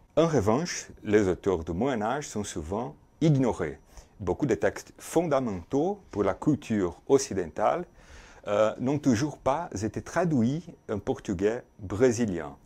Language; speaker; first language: French; non-native, fluent; Portuguese